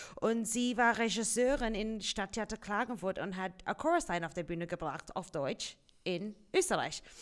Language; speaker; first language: German; non-native, fluent; English